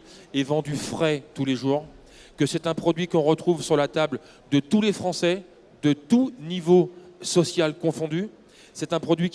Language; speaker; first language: French; native; French